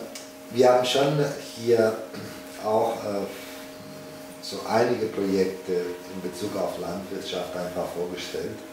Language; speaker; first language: German; non-native, fluent; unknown